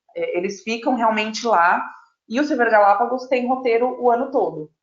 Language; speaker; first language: Portuguese; native; Portuguese